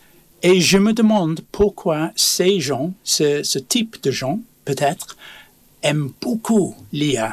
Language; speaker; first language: French; non-native, fluent; English